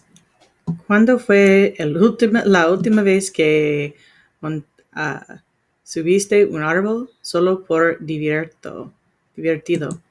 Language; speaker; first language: Spanish; non-native, learner; English